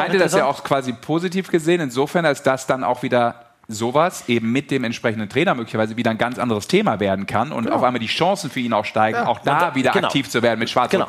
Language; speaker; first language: German; native; German